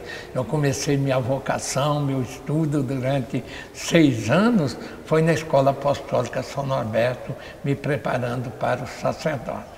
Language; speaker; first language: Portuguese; native; Portuguese